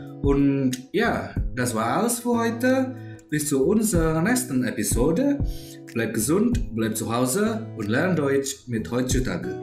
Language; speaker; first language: German; non-native, learner; Indonesian